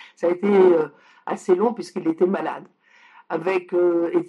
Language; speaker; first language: French; early bilingual, other home language; Polish